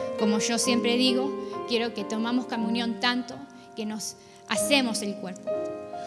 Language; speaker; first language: Spanish; non-native, fluent; English